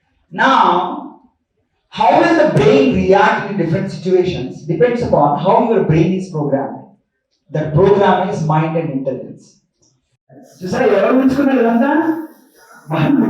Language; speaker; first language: English; non-native, local second language; Telugu